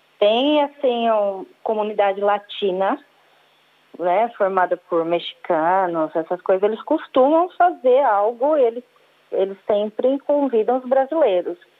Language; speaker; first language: Portuguese; native; Portuguese